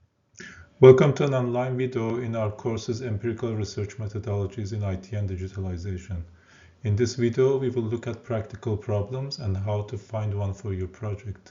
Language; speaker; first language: English; non-native, fluent; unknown